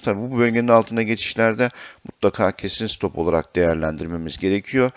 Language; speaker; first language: Turkish; native; Turkish